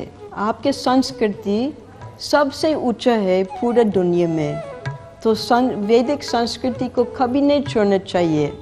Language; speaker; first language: Hindi; non-native, fluent; English